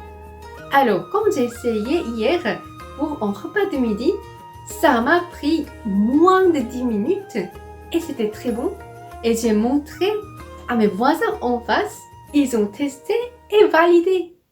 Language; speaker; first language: French; non-native, fluent; Korean